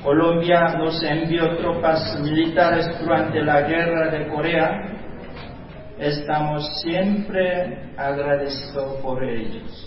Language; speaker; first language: Spanish; non-native, fluent; Korean